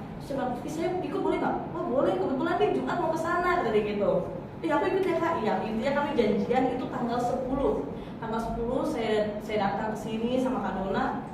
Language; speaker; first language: Indonesian; native; Indonesian